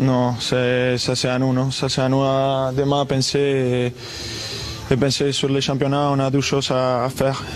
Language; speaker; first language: French; non-native, fluent; Spanish